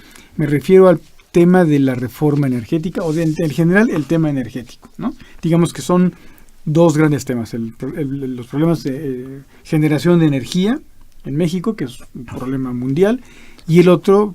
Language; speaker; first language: Spanish; native; Spanish